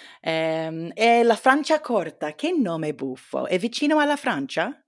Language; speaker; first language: Italian; non-native, learner; English